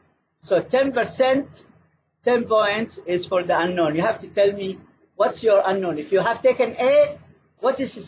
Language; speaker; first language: English; non-native, fluent; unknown